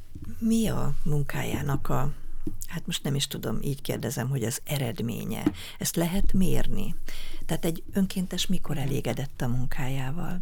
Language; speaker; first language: Hungarian; native; Hungarian